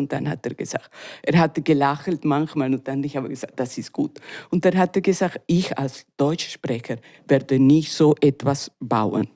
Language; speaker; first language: German; non-native, learner; Spanish